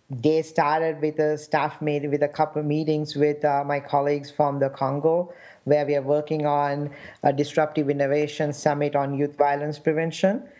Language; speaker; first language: English; non-native, local second language; Sinhala